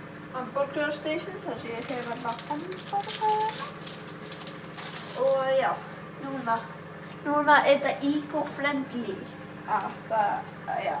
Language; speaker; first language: Icelandic; early bilingual, heritage; English